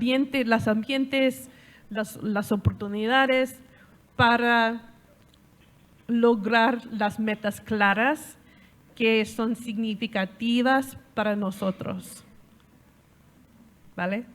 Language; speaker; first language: Spanish; non-native, learner; English